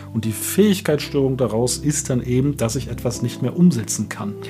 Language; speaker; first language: German; native; German